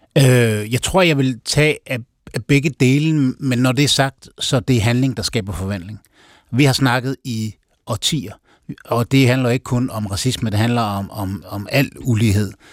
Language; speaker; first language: Danish; native; Danish